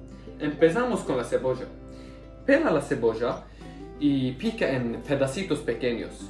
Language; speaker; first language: Spanish; non-native, learner; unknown